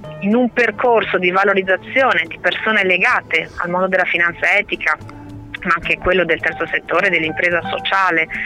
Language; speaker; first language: Italian; native; Italian